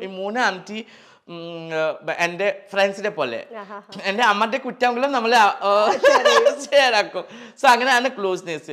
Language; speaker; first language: Malayalam; non-native, learner; Assamese